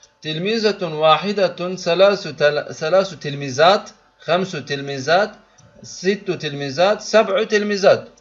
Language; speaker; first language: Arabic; non-native, learner; Turkish